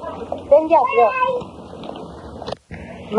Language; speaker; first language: Hebrew; native; Hebrew